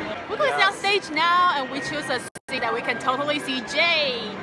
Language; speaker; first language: English; non-native, fluent; Chinese